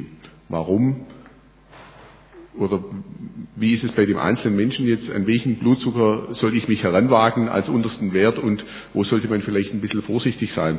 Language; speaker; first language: German; native; German